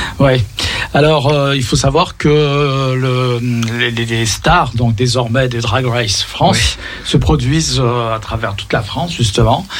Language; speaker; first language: French; native; French